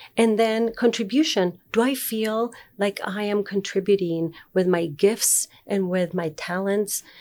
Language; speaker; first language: English; non-native, fluent; Spanish